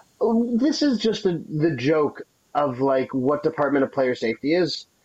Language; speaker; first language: English; native; English